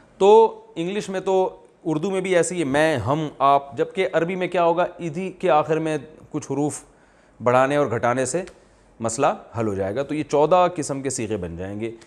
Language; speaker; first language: Urdu; native; Urdu